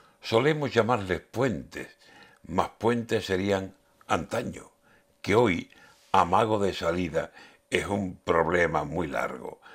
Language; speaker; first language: Spanish; native; Spanish